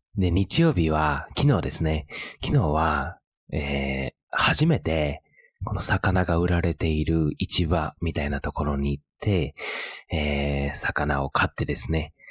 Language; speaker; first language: Japanese; native; Japanese